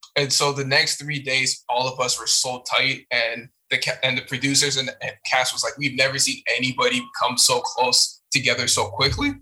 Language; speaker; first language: English; non-native, fluent; French